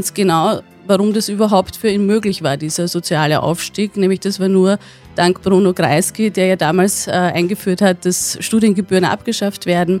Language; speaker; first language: German; native; German